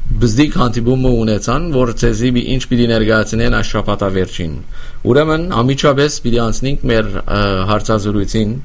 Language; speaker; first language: Armenian; native; Armenian